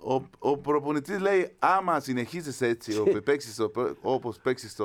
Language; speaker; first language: Greek; non-native, learner; Spanish